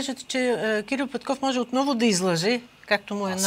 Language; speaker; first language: Bulgarian; native; Bulgarian